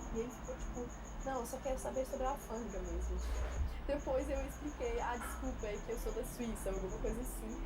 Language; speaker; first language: Portuguese; non-native, fluent; Swiss German